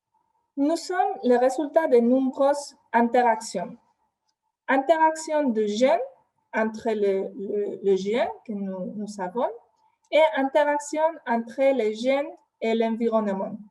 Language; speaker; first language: French; non-native, fluent; Spanish